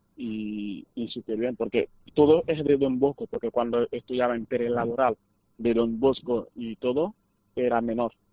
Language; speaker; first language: Spanish; non-native, fluent; Wolof